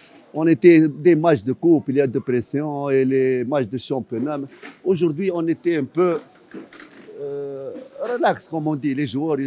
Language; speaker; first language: French; non-native, fluent; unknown